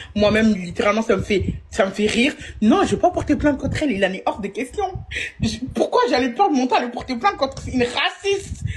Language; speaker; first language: French; early bilingual, other home language; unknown